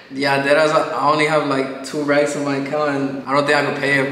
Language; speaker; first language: English; early bilingual, other home language; Spanish